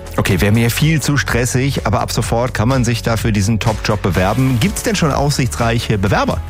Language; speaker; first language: German; native; German